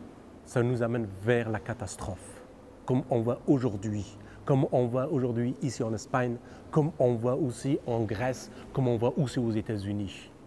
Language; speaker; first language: French; non-native, fluent; Persian